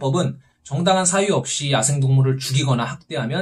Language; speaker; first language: Korean; native; Korean